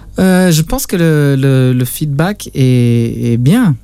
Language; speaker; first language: French; non-native, local second language; Luxembourgish